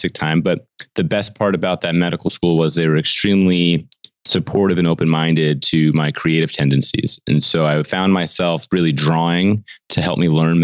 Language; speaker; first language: English; native; English